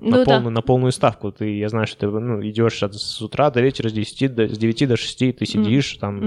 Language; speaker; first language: Russian; native; Russian